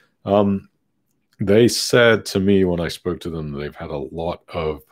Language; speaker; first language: English; native; English